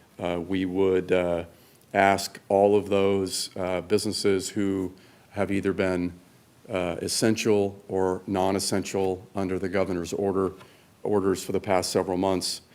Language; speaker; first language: English; native; English